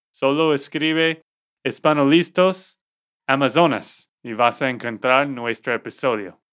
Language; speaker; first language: Spanish; non-native, fluent; English